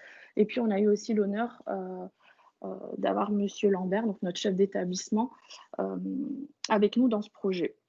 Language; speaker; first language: French; native; French